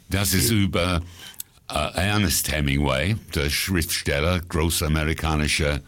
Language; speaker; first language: German; non-native, fluent; English